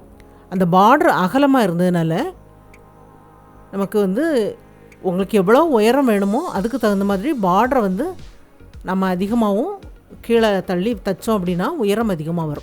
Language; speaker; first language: Tamil; native; Tamil